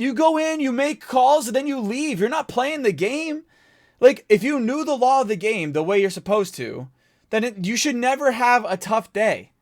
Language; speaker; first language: English; native; English